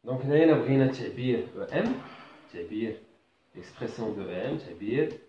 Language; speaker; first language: French; non-native, local second language; Arabic